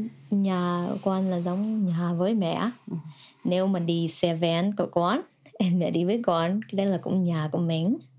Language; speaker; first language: Vietnamese; early bilingual, heritage; Vietnamese